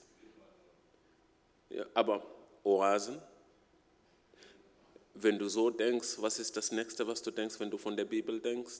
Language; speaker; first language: German; non-native, fluent; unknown